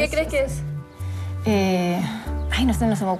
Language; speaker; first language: Spanish; native; Spanish